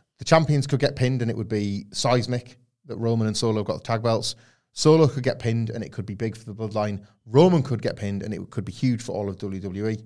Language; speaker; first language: English; native; English